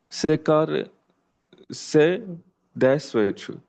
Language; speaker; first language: French; non-native, learner; Telugu